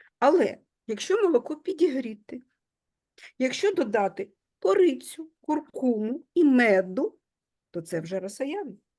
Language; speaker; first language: Ukrainian; native; Ukrainian